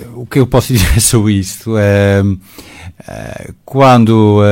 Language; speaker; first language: Portuguese; non-native, fluent; Dutch